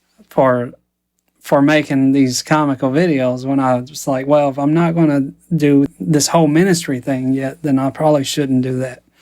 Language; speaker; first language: English; native; English